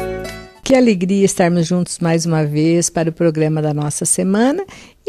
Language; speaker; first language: Portuguese; native; Portuguese